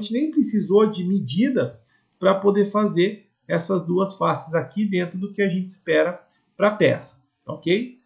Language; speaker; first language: Portuguese; native; Portuguese